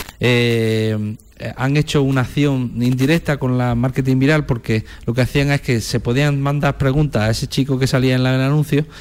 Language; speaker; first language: Spanish; native; Spanish